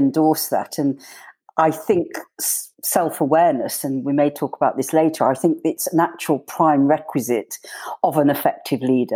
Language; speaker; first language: English; native; English